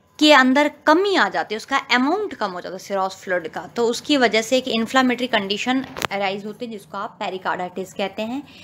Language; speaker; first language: Hindi; native; Hindi